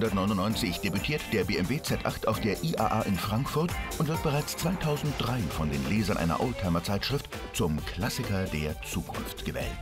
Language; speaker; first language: German; native; German